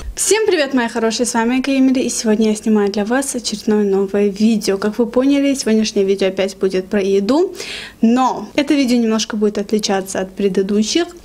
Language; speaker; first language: Russian; non-native, local second language; Lezghian